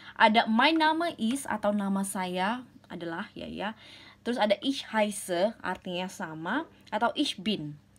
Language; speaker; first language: Indonesian; native; Indonesian